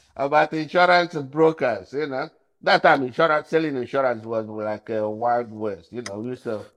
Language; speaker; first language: English; non-native, local second language; Igbo